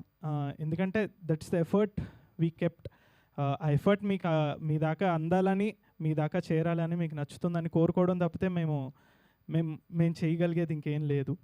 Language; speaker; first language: Telugu; native; Telugu